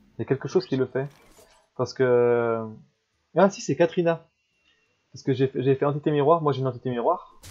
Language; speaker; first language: French; native; French